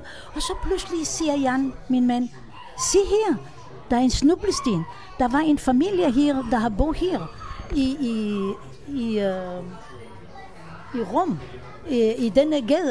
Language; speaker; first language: Danish; non-native, fluent; Hebrew